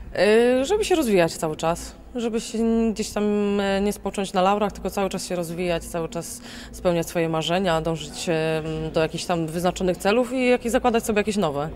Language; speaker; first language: Polish; native; Polish